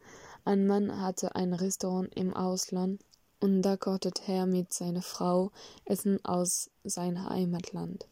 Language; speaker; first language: German; non-native, learner; French